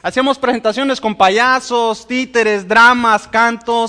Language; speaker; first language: Spanish; native; Spanish